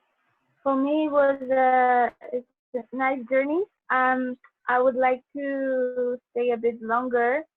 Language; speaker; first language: English; non-native, fluent; Polish